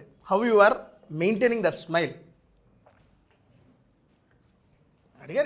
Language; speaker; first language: Telugu; native; Telugu